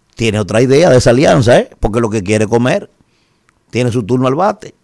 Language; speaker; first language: Spanish; native; Spanish